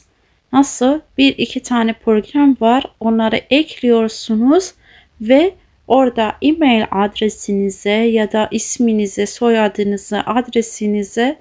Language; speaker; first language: Turkish; non-native, fluent; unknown